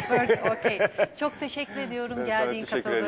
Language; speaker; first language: Turkish; native; Turkish